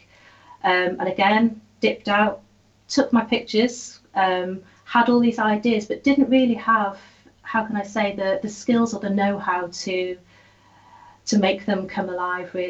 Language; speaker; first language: English; native; English